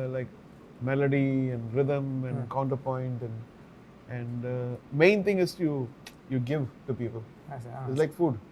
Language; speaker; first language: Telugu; non-native, local second language; Tamil